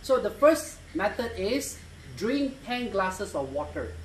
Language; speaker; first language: English; non-native, local second language; Malay